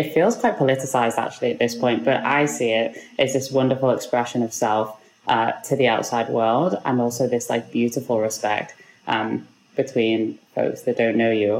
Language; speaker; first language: English; native; English